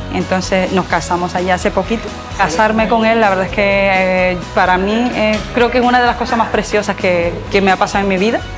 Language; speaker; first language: Spanish; early bilingual, other home language; Korean